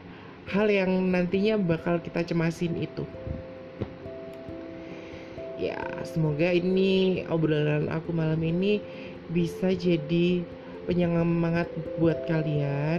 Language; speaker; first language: Indonesian; native; Indonesian